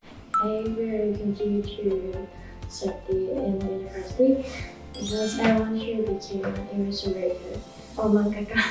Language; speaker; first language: English; non-native, learner; Cantonese